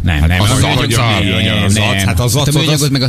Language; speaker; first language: Hungarian; native; Hungarian